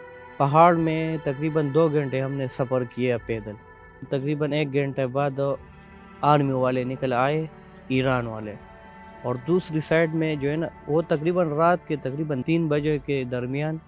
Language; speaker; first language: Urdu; non-native, local second language; Pashto